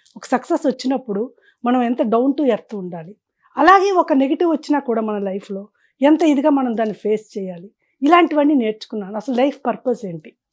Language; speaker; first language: Telugu; native; Telugu